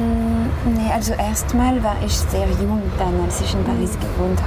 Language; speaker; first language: German; non-native, fluent; French